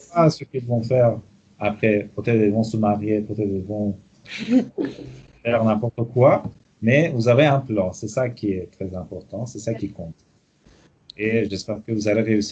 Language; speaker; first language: French; non-native, fluent; Persian